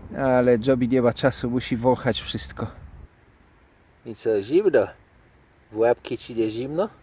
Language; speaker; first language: Polish; native; Polish